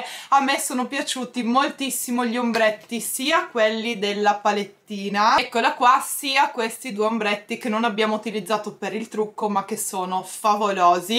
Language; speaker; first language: Italian; native; Italian